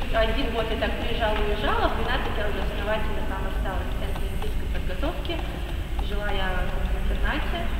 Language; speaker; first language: Russian; early bilingual, heritage; Russian